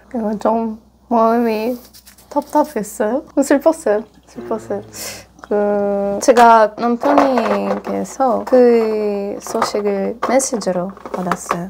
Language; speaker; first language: Korean; non-native, learner; Russian